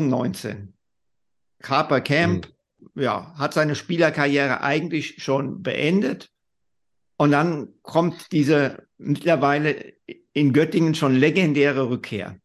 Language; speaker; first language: German; native; German